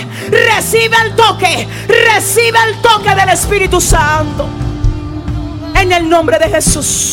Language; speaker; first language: Spanish; native; Spanish